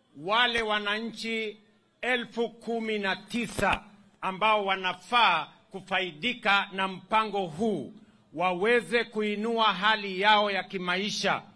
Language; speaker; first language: Swahili; non-native, local second language; Kalenjin